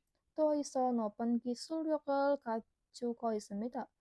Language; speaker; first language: Korean; non-native, fluent; Indonesian